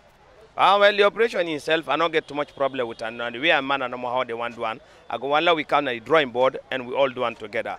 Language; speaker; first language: English; non-native, local second language; Krio